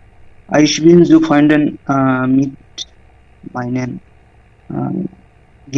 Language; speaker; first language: German; non-native, learner; Bangla